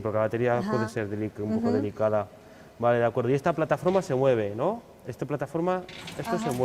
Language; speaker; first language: Spanish; native; Spanish